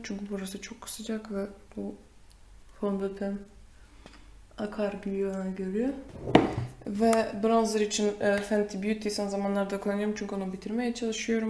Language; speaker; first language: Turkish; non-native, fluent; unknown